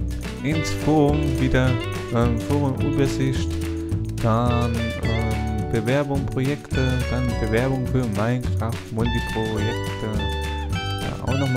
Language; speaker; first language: German; native; German